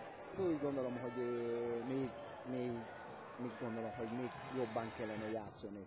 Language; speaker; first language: Hungarian; non-native, learner; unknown